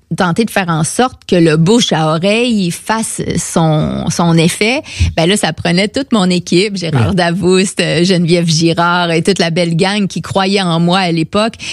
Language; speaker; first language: French; native; French